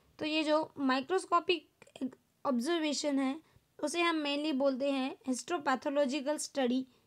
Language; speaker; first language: Hindi; non-native, local second language; Gujarati